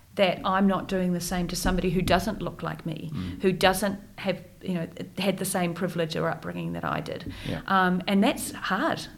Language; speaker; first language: English; native; English